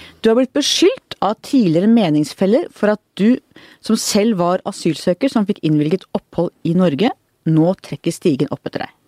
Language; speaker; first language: Norwegian; native; Norwegian